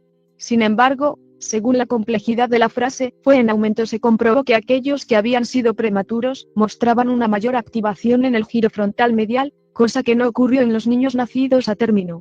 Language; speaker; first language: Spanish; native; Spanish